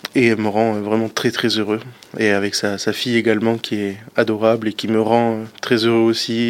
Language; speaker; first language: French; native; French